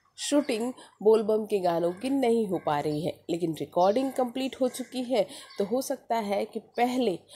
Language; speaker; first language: Hindi; native; Hindi